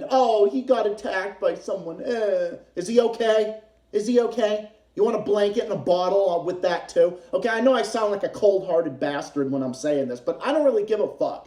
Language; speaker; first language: English; native; English